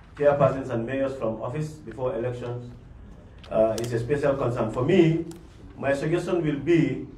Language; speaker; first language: English; non-native, local second language; Mandingo